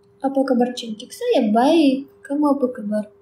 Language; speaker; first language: Indonesian; non-native, learner; Ukrainian